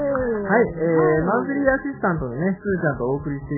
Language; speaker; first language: Japanese; native; Japanese